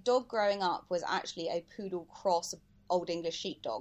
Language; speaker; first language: English; native; English